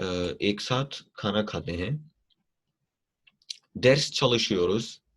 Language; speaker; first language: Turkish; non-native, fluent; Urdu